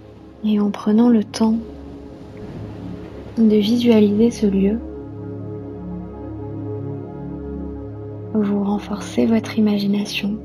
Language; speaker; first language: French; native; French